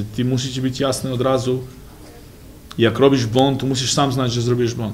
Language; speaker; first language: Polish; non-native, fluent; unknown